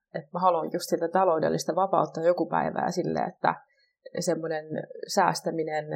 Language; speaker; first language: Finnish; native; Finnish